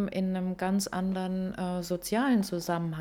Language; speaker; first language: German; native; German